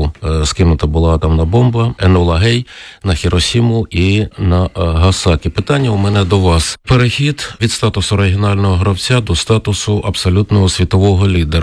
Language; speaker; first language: Ukrainian; native; Ukrainian